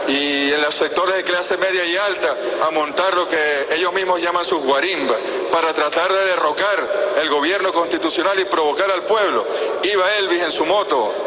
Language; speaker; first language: Spanish; native; Spanish